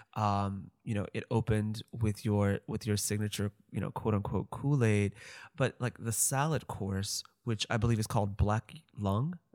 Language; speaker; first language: English; native; English